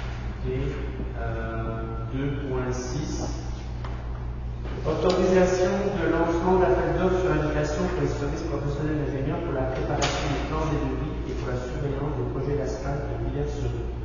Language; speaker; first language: French; native; French